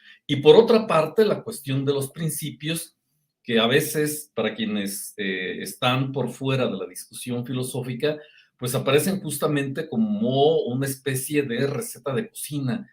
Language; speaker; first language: Spanish; native; Spanish